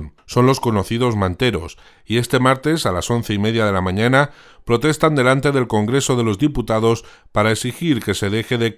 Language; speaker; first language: Spanish; native; Spanish